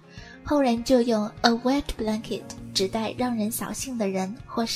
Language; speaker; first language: Chinese; native; Chinese